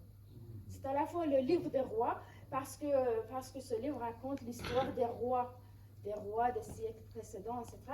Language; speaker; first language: French; non-native, fluent; Persian